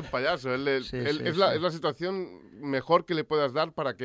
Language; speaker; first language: Spanish; non-native, local second language; Catalan